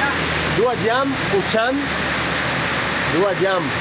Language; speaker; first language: Indonesian; non-native, learner; Spanish